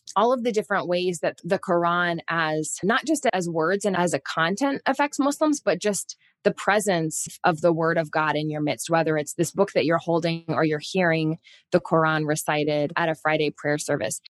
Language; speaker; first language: English; native; English